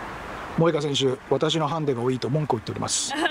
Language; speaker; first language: Japanese; native; Japanese